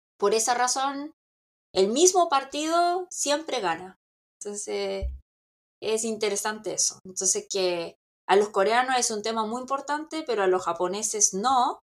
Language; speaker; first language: Spanish; non-native, fluent; Korean